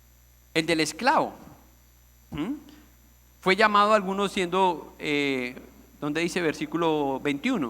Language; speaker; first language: Spanish; native; Spanish